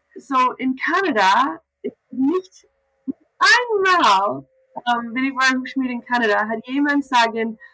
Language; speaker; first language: German; non-native, learner; English